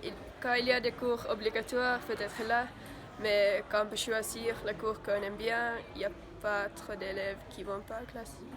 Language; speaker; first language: French; non-native, fluent; Finnish